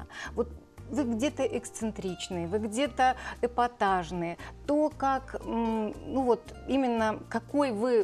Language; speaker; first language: Russian; native; Russian